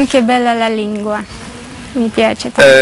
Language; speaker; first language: Italian; non-native, learner; Russian